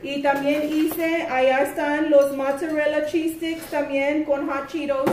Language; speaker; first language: Spanish; early bilingual, heritage; Spanish